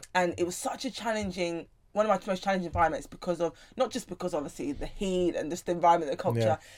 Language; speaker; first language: English; native; English